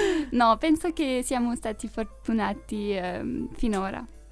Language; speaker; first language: Italian; non-native, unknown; French